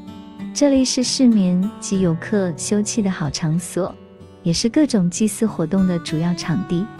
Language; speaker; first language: Chinese; native; Chinese